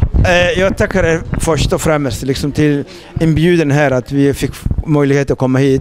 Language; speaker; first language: Swedish; non-native, fluent; Somali